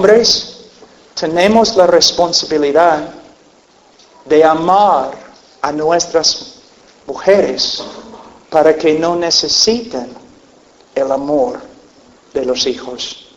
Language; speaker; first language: Spanish; non-native, fluent; English